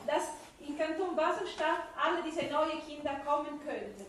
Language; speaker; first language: German; non-native, fluent; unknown